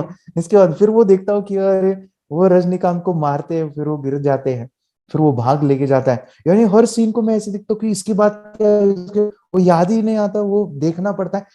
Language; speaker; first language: Hindi; native; Hindi